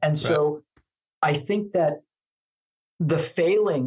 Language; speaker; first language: English; non-native, fluent; Spanish